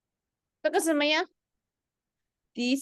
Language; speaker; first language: Chinese; non-native, fluent; Indonesian